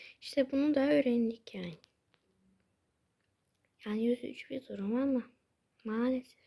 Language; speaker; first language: Turkish; early bilingual, heritage; Turkish